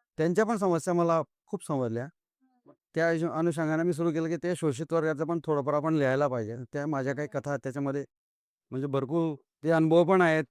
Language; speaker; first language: Marathi; native; Marathi